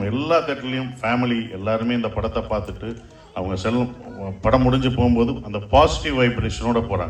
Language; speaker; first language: Tamil; native; Tamil